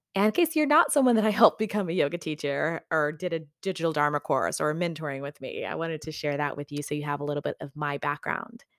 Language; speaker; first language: English; native; English